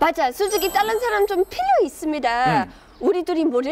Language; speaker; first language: Korean; non-native, learner; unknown